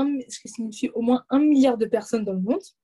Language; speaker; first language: French; native; French